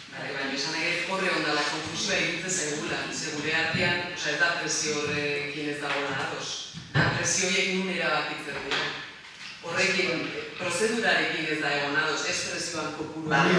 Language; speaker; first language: Basque; native; Basque